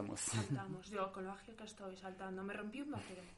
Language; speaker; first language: Spanish; native; Spanish